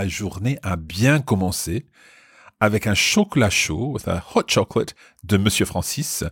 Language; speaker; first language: French; non-native, fluent; English